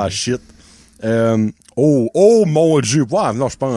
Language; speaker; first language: French; native; French